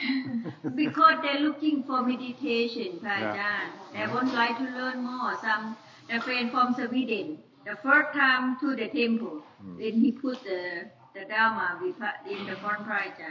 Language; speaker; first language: English; non-native, learner; Thai